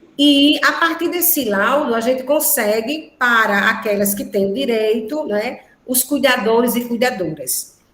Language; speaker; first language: Portuguese; native; Portuguese